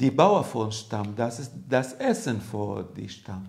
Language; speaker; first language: German; non-native, learner; Arabic